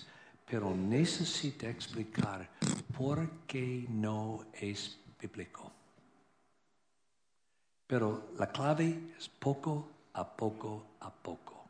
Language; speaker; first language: Spanish; non-native, learner; English